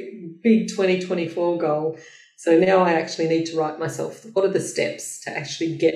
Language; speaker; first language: English; native; English